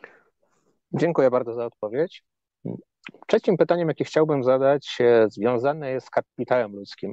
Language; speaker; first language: Polish; native; Polish